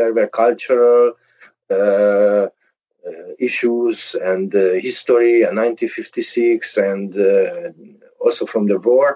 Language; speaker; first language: English; early bilingual, other home language; Hungarian